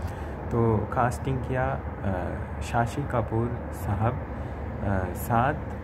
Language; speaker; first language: Hindi; non-native, learner; Sinhala